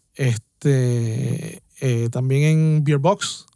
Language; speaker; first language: Spanish; native; Spanish